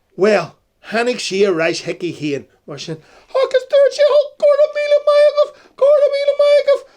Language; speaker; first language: Irish; non-native, local second language; English